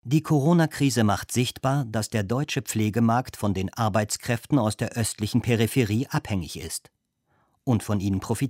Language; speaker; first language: German; native; German